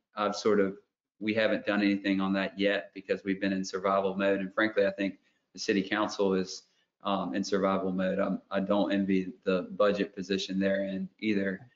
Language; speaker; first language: English; native; English